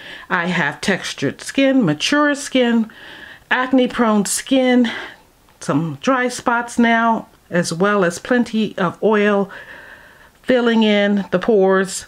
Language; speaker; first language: English; native; English